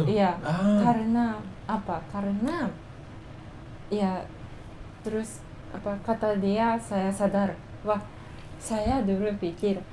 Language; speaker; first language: Indonesian; non-native, learner; Japanese